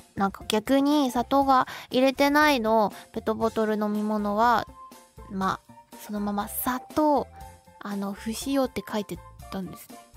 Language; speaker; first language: Japanese; non-native, fluent; Chinese